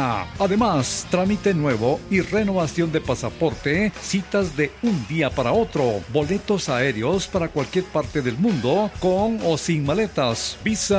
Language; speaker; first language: Spanish; native; Spanish